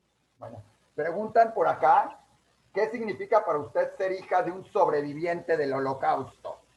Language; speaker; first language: Spanish; native; Spanish